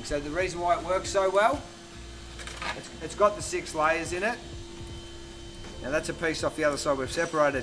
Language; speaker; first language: English; native; English